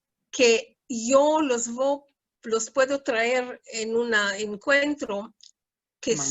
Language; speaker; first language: Spanish; early bilingual, heritage; Spanish